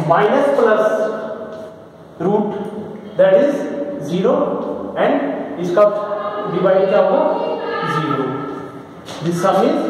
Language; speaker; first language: Hindi; native; Hindi